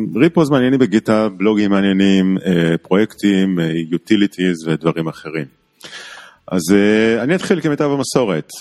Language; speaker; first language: Hebrew; native; Hebrew